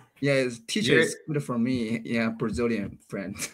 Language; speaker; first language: English; non-native, learner; Chinese